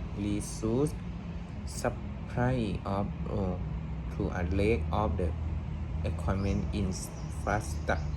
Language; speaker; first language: English; non-native, learner; Thai